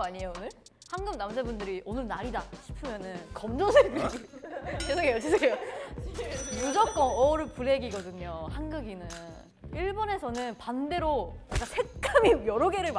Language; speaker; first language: Korean; native; Korean